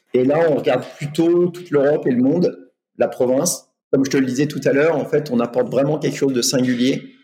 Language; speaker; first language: French; native; French